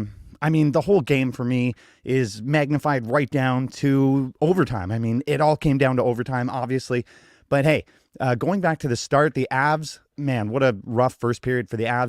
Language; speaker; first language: English; native; English